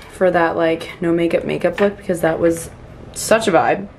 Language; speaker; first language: English; native; English